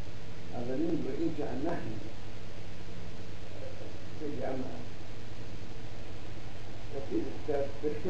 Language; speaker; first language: Hebrew; early bilingual, other home language; Arabic